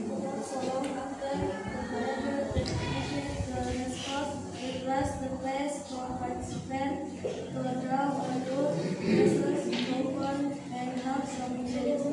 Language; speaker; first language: English; non-native, learner; Indonesian